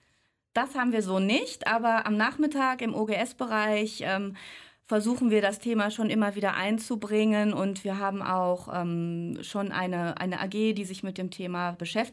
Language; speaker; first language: German; native; German